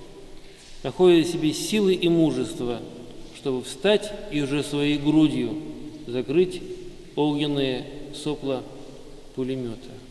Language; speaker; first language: Russian; native; Russian